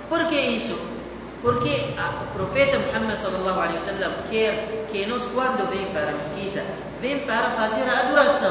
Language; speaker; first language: Portuguese; non-native, fluent; Arabic